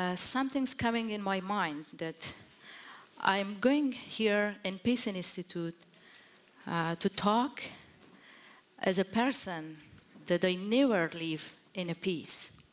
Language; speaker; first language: English; non-native, learner; Persian